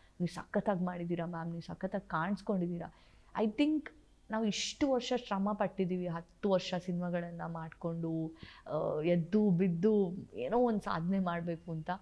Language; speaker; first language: Kannada; non-native, local second language; Tulu